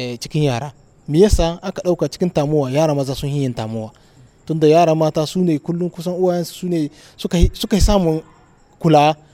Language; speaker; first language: Hausa; non-native, local second language; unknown